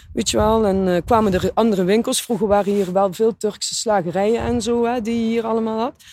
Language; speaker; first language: Dutch; native; Dutch